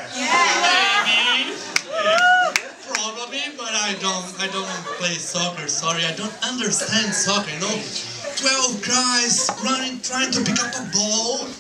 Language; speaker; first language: English; non-native, learner; Portuguese